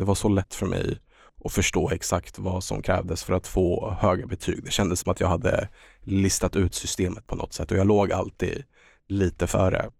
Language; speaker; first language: Swedish; early bilingual, other home language; Estonian